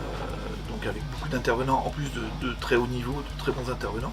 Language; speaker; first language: French; native; French